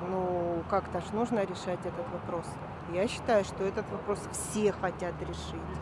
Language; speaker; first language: Russian; native; Russian